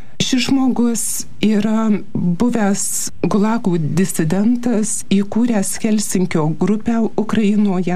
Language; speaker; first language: Lithuanian; native; Lithuanian